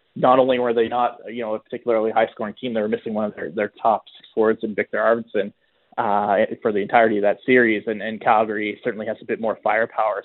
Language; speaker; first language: English; native; English